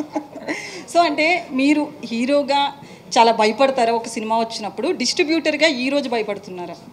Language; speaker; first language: Telugu; native; Telugu